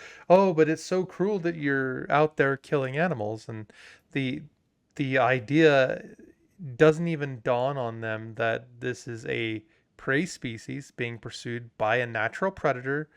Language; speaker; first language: English; native; English